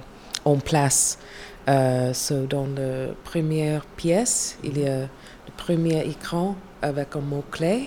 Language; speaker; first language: French; non-native, learner; English